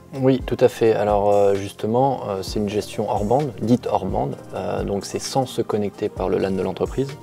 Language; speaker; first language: French; native; French